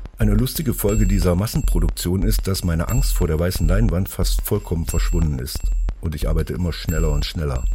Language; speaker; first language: German; early bilingual, other home language; Finnish